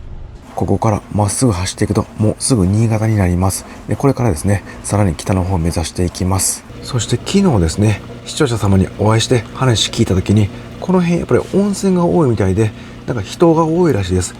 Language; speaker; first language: Japanese; native; Japanese